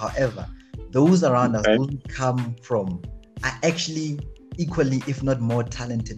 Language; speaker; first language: English; non-native, local second language; Zulu